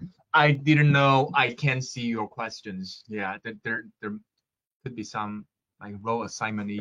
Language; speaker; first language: English; non-native, fluent; Chinese